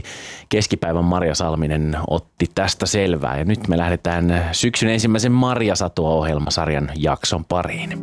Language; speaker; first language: Finnish; native; Finnish